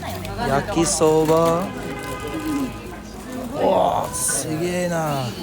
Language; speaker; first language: Japanese; non-native, learner; English